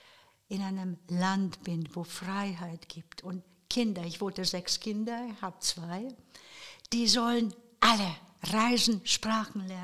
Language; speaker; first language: German; non-native, fluent; Hungarian